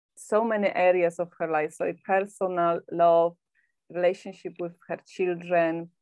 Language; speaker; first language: English; non-native, fluent; Polish